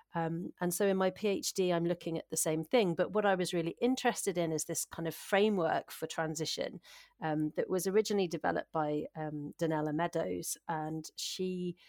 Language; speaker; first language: English; native; English